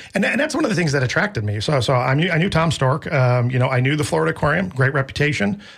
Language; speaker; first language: English; native; English